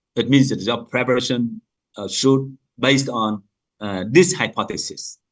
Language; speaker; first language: English; non-native, fluent; Vietnamese